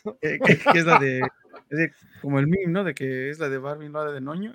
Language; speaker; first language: Spanish; early bilingual, other home language; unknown